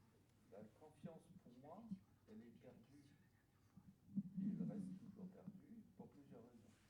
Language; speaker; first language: French; non-native, fluent; German